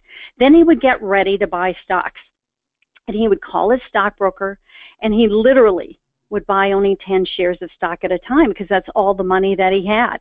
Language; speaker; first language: English; native; English